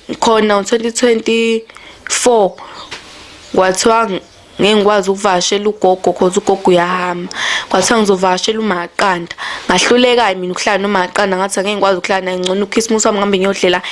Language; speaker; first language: Zulu; native; Zulu